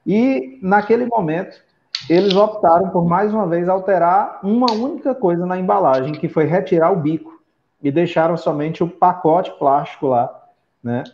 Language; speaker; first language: Portuguese; native; Portuguese